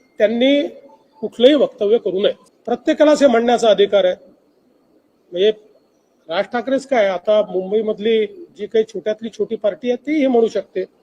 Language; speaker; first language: Marathi; native; Marathi